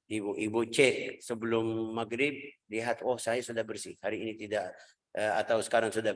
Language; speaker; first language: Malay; non-native, fluent; Arabic